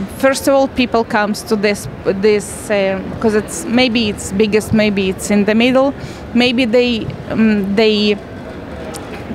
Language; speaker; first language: English; non-native, learner; Russian